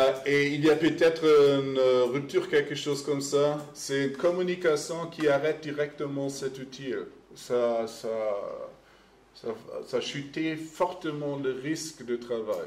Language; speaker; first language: French; non-native, fluent; German